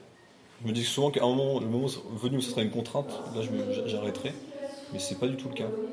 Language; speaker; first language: French; native; French